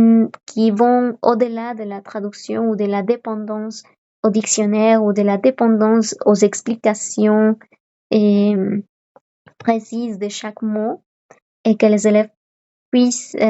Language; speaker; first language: French; non-native, fluent; Spanish